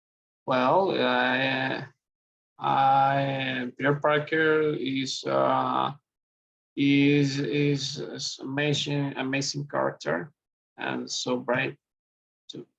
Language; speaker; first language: English; non-native, learner; Spanish